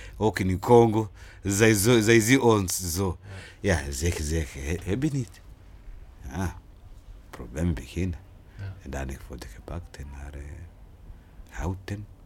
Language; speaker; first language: Dutch; non-native, learner; Rundi